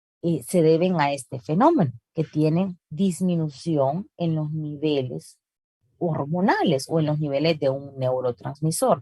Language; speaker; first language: Spanish; native; Spanish